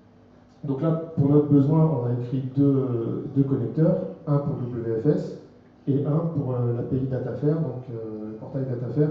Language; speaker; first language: French; native; French